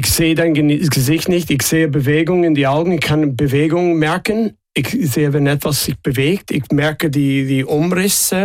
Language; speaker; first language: German; non-native, fluent; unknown